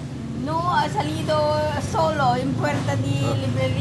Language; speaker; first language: Spanish; non-native, learner; Filipino